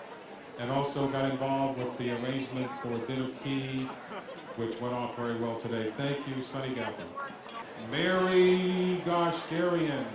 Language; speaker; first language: English; native; English